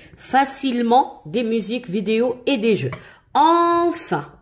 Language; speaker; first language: French; non-native, local second language; Arabic